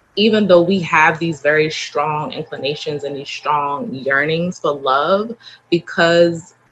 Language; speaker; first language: English; native; English